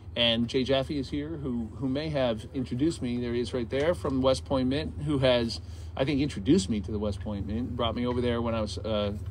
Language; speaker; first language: English; native; English